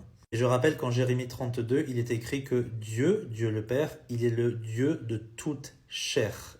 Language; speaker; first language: French; native; French